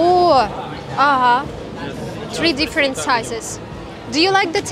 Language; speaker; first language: English; non-native, fluent; Kazakh